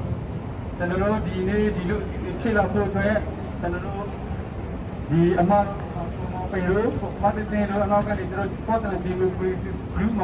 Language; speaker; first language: Burmese; non-native, local second language; Kachin